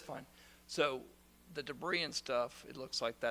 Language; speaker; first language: English; native; English